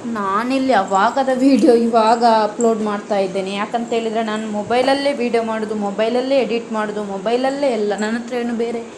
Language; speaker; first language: Kannada; non-native, local second language; Tulu